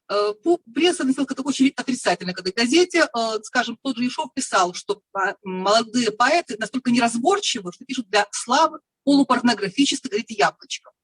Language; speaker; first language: Russian; native; Russian